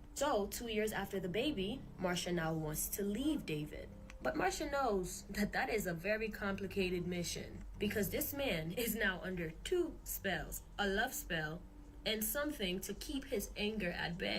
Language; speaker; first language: English; native; English